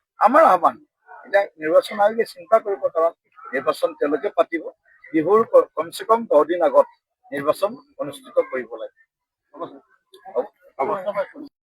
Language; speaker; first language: Assamese; native; Assamese